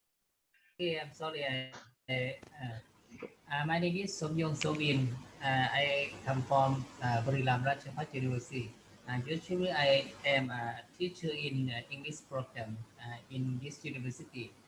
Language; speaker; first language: English; non-native, fluent; Thai